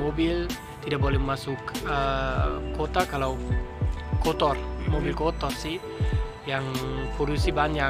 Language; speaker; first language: Indonesian; non-native, fluent; German